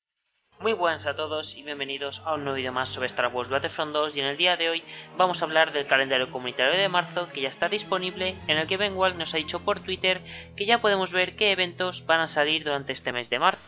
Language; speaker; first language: Spanish; native; Spanish